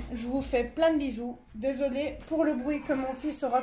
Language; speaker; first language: French; native; French